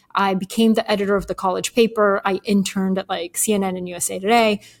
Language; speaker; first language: English; early bilingual, other home language; Bulgarian